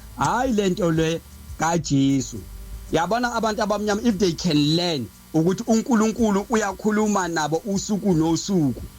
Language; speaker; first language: Zulu; non-native, local second language; Xhosa